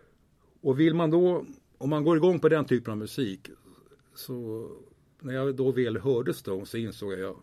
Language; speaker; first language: Swedish; native; Swedish